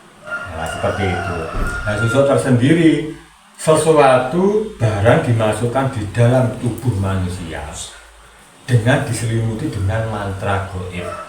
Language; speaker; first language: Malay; non-native, local second language; Javanese